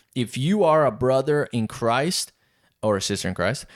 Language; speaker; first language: English; non-native, fluent; Portuguese